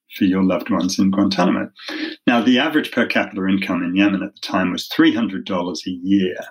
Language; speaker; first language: English; native; English